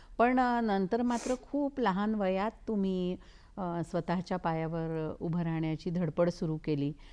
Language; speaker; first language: Marathi; native; Marathi